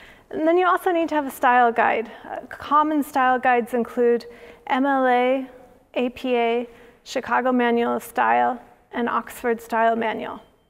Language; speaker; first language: English; native; English